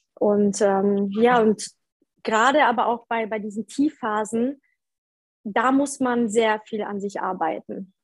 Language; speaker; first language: German; early bilingual, other home language; Polish